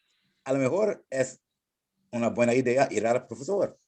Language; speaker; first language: Spanish; non-native, fluent; English